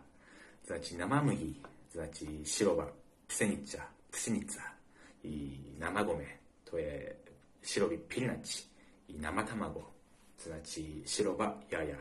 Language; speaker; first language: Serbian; non-native, learner; Japanese